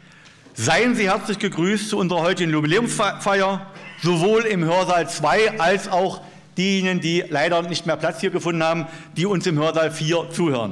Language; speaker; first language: German; native; German